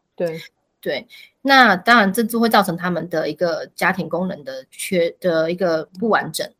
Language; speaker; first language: Chinese; native; Chinese